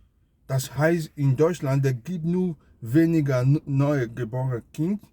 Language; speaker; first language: German; non-native, learner; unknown